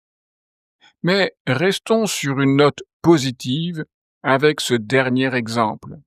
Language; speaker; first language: French; native; French